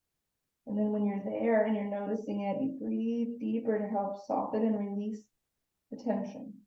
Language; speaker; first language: English; native; English